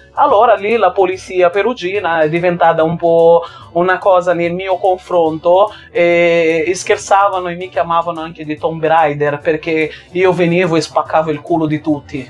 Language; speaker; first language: Italian; non-native, fluent; Portuguese